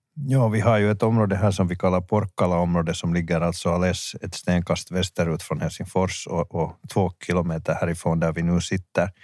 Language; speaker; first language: Swedish; native; Swedish